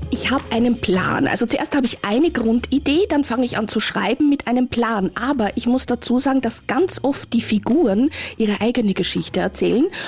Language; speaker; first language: German; native; German